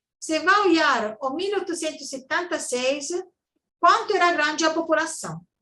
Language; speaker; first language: Portuguese; non-native, learner; Italian